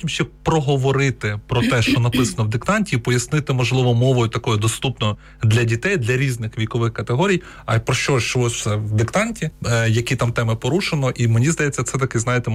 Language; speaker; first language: Ukrainian; non-native, local second language; Russian